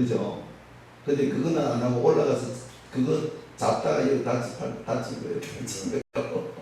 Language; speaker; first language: Korean; native; Korean